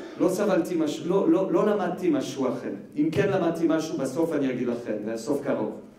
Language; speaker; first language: Hebrew; non-native, fluent; French